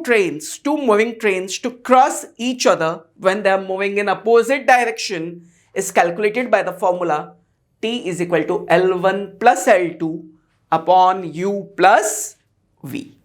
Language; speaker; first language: English; non-native, local second language; Hindi